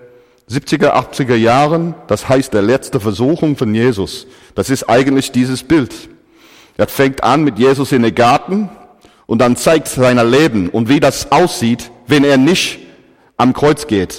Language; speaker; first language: German; non-native, fluent; English